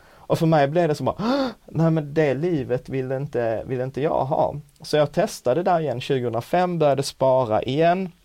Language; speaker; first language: Swedish; early bilingual, other home language; Czech